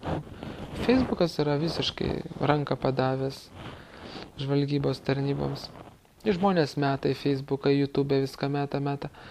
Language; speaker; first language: Lithuanian; native; Lithuanian